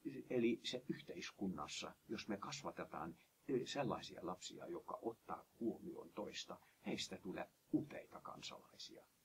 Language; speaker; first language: Finnish; non-native, fluent; Hungarian